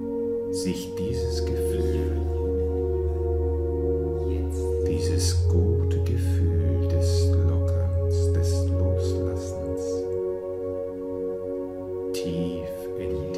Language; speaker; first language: German; native; German